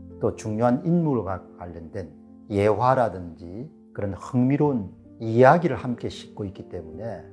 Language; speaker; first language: Korean; native; Korean